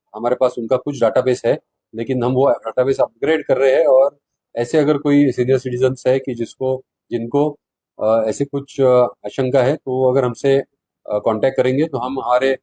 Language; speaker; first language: Hindi; non-native, local second language; Marathi